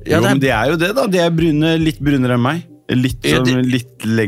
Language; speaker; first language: Norwegian; native; Norwegian